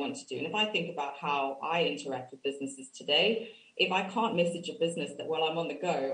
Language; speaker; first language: English; native; English